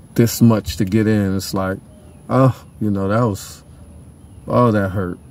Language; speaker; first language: English; native; English